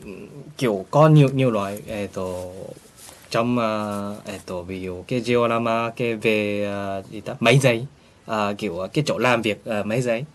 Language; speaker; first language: Vietnamese; early bilingual, heritage; Vietnamese